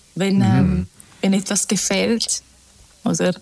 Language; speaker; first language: German; early bilingual, other home language; Turkish